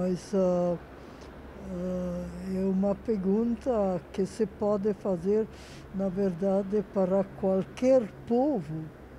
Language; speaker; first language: Portuguese; non-native, fluent; Hungarian